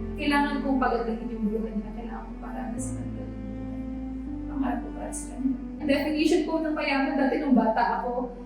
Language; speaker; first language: Filipino; native; Filipino